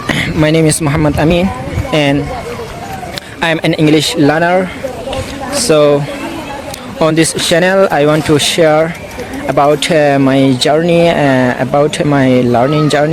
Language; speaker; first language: English; non-native, learner; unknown